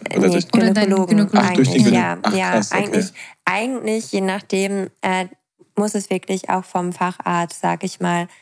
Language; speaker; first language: German; native; German